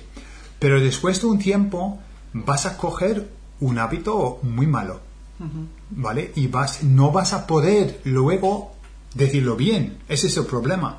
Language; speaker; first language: Spanish; non-native, fluent; English